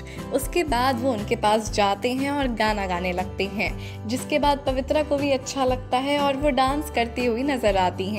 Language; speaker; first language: Hindi; native; Hindi